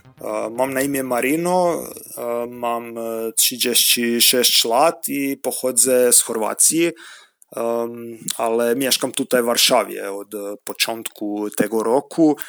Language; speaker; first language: Polish; non-native, learner; Croatian